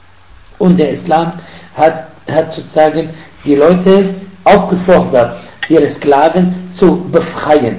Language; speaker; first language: German; non-native, fluent; Arabic